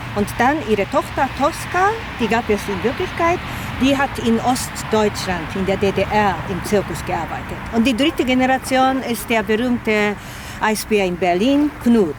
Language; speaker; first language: German; non-native, fluent; Japanese